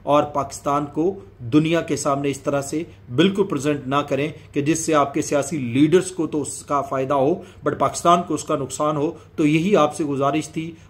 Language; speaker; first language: Urdu; native; Urdu